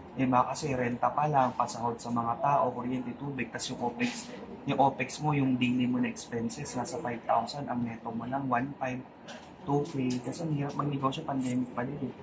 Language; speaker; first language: Filipino; native; Filipino